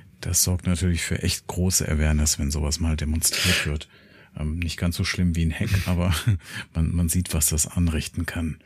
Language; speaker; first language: German; native; German